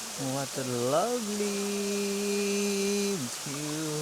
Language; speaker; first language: English; non-native, learner; Nepali